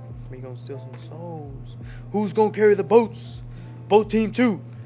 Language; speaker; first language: English; early bilingual, other home language; Spanish